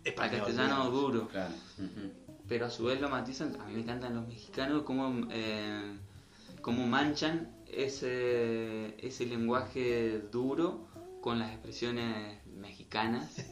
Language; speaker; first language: Spanish; native; Spanish